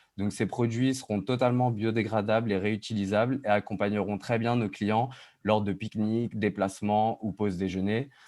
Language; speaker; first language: French; native; French